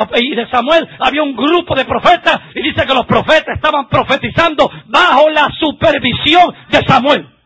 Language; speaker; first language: Spanish; native; Spanish